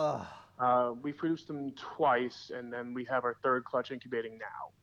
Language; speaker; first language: English; native; English